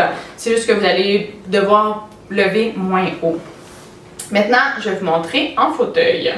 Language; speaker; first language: French; native; French